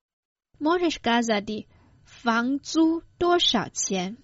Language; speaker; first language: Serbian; non-native, fluent; Chinese